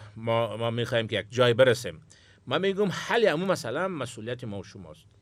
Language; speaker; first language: Persian; native; Persian